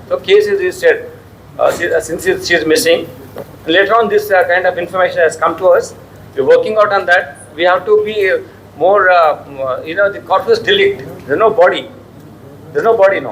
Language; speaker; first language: English; non-native, local second language; Telugu